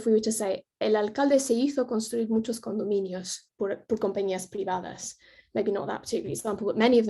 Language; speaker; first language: Spanish; non-native, fluent; English